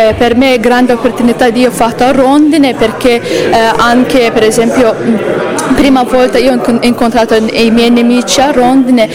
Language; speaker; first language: Italian; non-native, learner; Azerbaijani